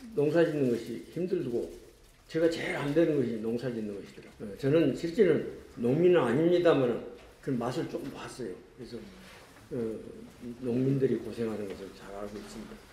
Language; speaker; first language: Korean; native; Korean